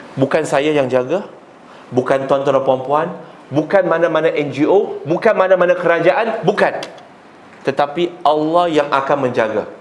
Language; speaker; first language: Malay; non-native, local second language; Chinese